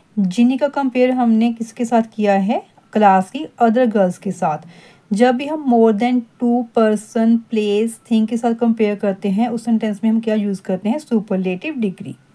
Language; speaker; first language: Hindi; non-native, local second language; Punjabi